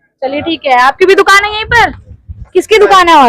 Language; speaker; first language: Hindi; native; Hindi